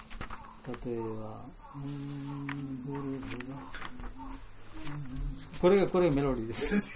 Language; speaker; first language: Japanese; non-native, learner; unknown